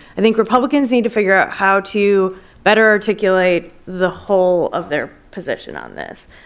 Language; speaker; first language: English; native; English